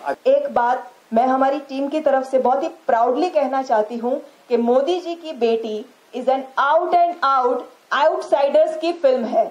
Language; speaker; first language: Hindi; native; Hindi